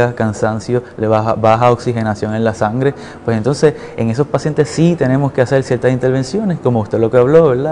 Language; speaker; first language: Spanish; native; Spanish